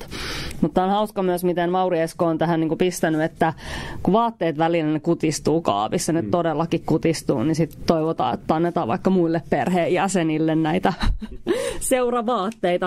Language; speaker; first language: Finnish; native; Finnish